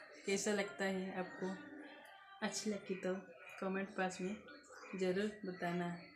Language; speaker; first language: Hindi; non-native, local second language; Odia